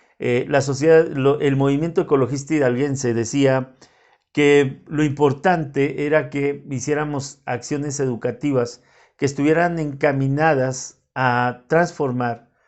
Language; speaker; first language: Spanish; native; Spanish